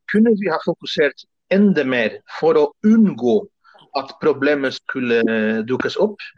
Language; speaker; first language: Norwegian; non-native, fluent; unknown